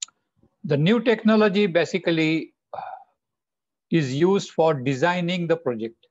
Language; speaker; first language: English; non-native, local second language; Bangla